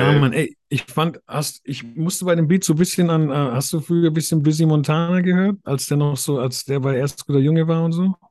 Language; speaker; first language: German; native; German